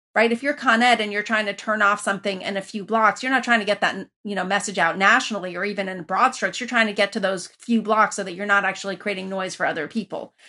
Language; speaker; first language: English; early bilingual, other home language; Persian